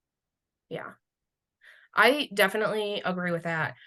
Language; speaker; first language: English; native; English